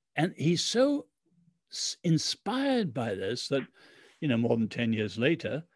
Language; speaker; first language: English; early bilingual, other home language; Chinese